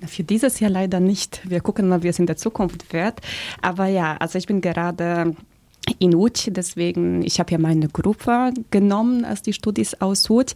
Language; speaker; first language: German; early bilingual, other home language; Polish